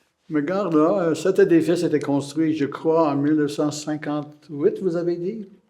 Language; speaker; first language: French; non-native, fluent; English